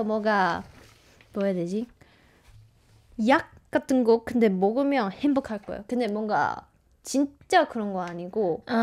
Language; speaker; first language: Korean; non-native, fluent; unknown